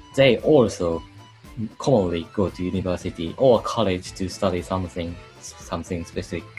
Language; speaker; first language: English; non-native, learner; Japanese